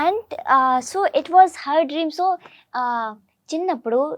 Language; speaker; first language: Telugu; non-native, learner; Hindi